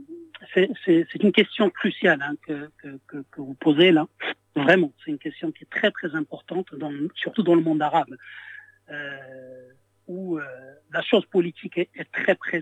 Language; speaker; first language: French; non-native, local second language; Arabic